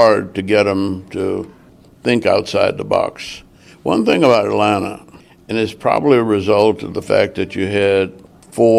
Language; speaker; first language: English; native; English